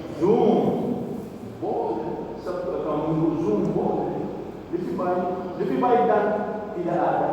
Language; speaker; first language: Indonesian; non-native, learner; Arabic